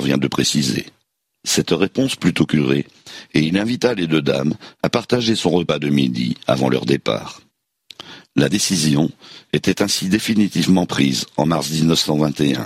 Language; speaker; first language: French; native; French